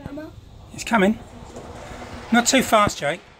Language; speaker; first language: English; native; English